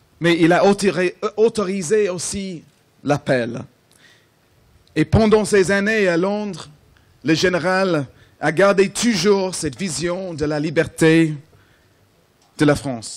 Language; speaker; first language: French; non-native, fluent; English